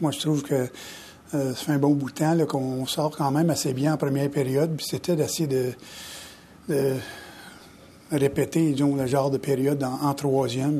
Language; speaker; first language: French; native; French